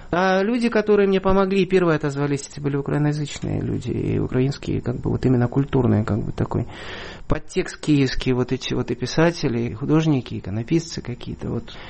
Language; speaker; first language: Russian; native; Russian